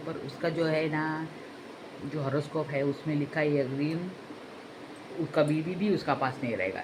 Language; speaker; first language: Hindi; non-native, local second language; Marathi